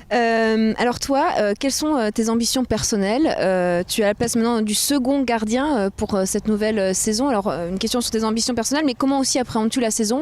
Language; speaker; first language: French; native; French